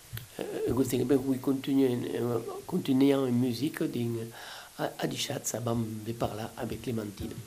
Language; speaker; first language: English; non-native, learner; French